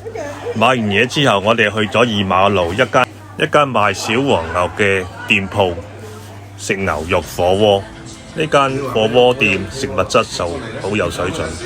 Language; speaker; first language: Chinese; native; Chinese